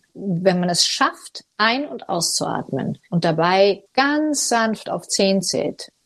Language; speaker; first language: German; native; German